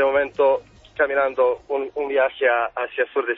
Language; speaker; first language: Spanish; non-native, fluent; Serbian